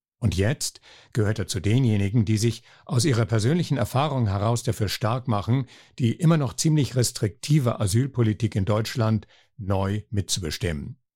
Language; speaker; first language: German; native; German